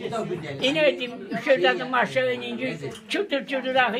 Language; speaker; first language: Turkish; native; Turkish